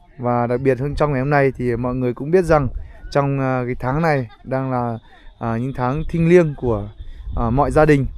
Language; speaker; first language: Vietnamese; non-native, local second language; Hmong